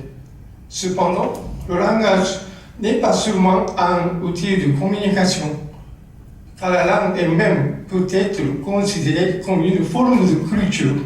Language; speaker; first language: French; non-native, learner; Japanese